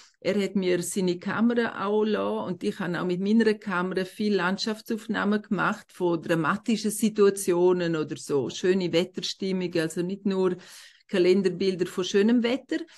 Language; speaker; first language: German; non-native, local second language; Romansh